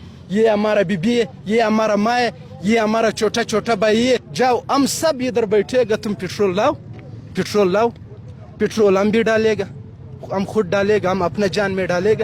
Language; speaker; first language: Hindi; non-native, local second language; Pashto